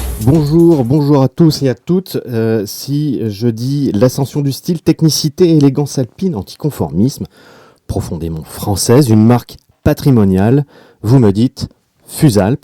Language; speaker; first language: French; native; French